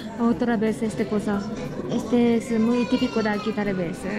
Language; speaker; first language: Spanish; non-native, learner; Japanese